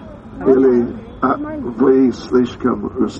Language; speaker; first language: Russian; non-native, learner; English